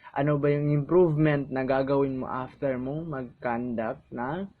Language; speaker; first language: Filipino; non-native, local second language; Maguindanaon